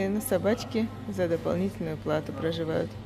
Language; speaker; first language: Russian; native; Russian